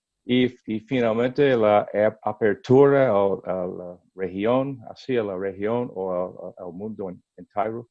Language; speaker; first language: Spanish; non-native, learner; English